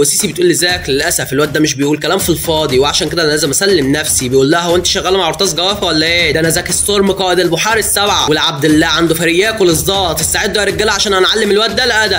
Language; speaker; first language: Arabic; native; Arabic